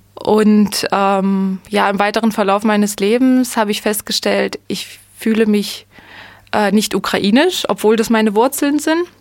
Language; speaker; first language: German; early bilingual, other home language; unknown